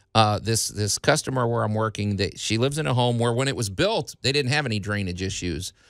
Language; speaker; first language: English; native; English